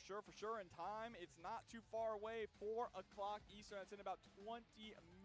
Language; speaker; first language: English; native; English